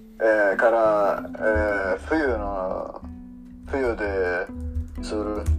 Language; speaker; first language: Japanese; non-native, learner; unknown